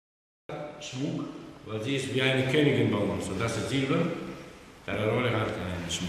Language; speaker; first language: German; non-native, learner; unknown